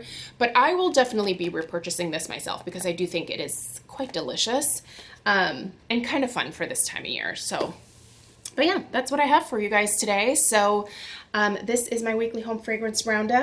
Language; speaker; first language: English; native; English